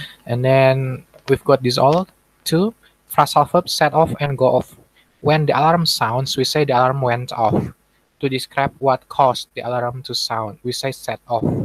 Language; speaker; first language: English; non-native, fluent; Indonesian